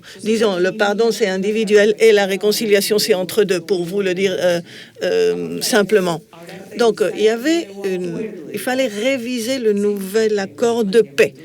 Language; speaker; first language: French; non-native, fluent; Spanish